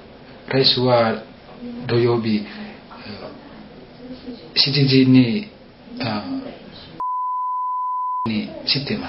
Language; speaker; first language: Japanese; non-native, learner; Indonesian